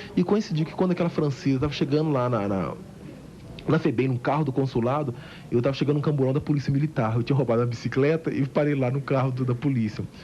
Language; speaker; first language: Portuguese; native; Portuguese